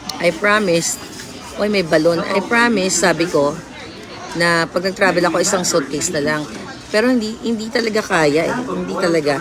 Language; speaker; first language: Filipino; non-native, local second language; Cebuano